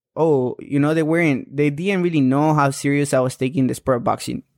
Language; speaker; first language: English; non-native, fluent; Spanish